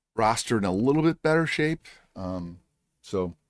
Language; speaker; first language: English; native; English